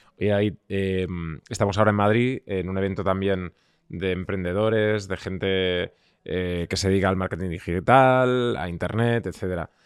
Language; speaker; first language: Spanish; early bilingual, other home language; Russian